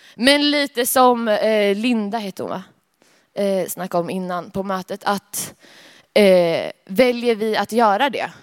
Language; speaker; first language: Swedish; native; Swedish